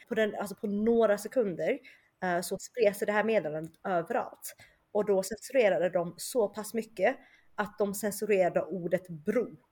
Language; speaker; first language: Swedish; native; Swedish